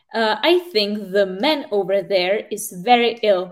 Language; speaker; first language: English; non-native, fluent; Czech